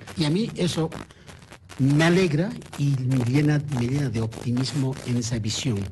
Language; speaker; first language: Spanish; non-native, local second language; Aymara